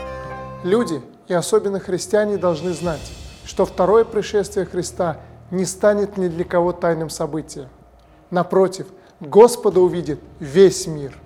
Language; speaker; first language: Russian; native; Russian